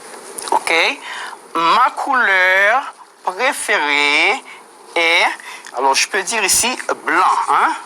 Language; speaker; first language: French; non-native, fluent; Spanish